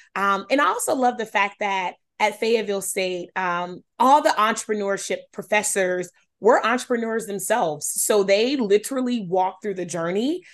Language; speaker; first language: English; native; English